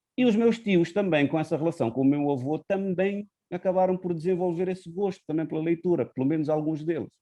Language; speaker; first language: Portuguese; non-native, local second language; Kabuverdianu